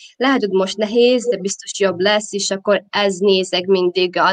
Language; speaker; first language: Hungarian; non-native, fluent; Somali